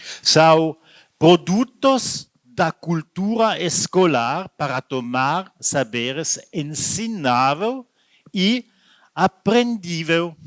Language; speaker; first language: Portuguese; non-native, learner; French